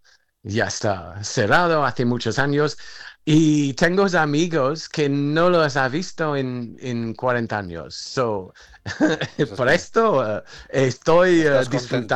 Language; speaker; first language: Spanish; non-native, fluent; English